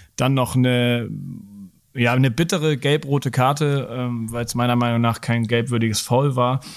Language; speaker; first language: German; native; German